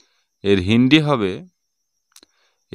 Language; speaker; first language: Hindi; non-native, learner; Bangla